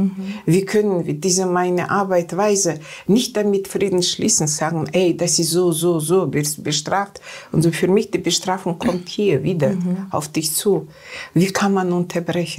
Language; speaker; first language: German; non-native, learner; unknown